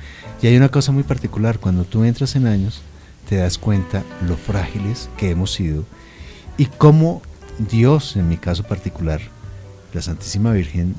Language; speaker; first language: Spanish; native; Spanish